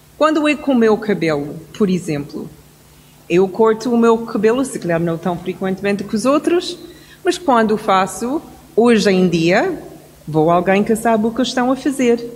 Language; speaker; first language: Portuguese; non-native, fluent; English